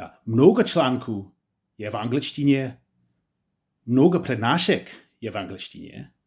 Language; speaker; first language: Czech; non-native, learner; English